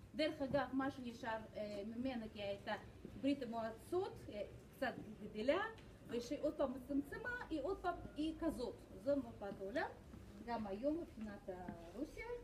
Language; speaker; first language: Hebrew; non-native, fluent; Russian